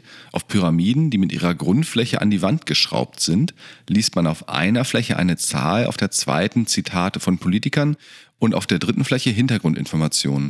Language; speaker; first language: German; native; German